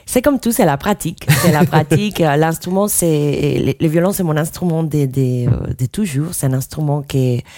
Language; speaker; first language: French; non-native, fluent; Spanish